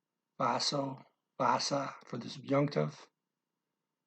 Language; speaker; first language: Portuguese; non-native, learner; English